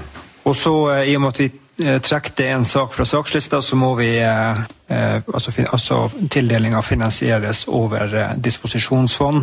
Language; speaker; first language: Norwegian; native; Norwegian